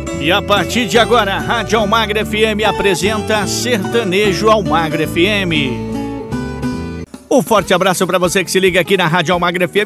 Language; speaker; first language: Portuguese; native; Portuguese